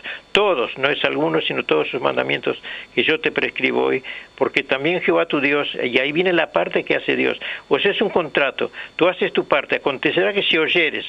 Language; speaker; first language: Spanish; native; Spanish